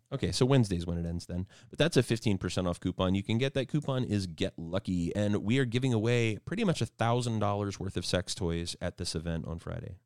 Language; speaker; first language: English; native; English